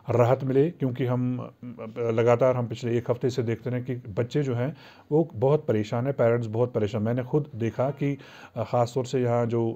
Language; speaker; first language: Hindi; non-native, local second language; Kashmiri